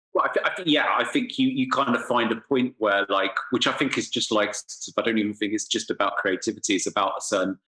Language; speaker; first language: English; native; English